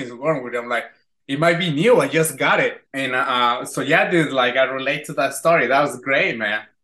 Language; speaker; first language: English; non-native, fluent; Spanish